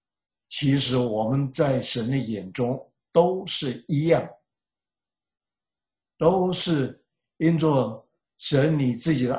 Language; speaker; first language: Chinese; native; Chinese